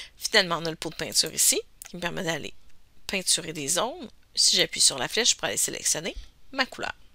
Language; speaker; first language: French; native; French